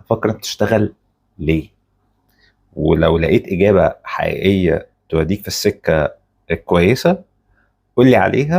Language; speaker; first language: Arabic; native; Arabic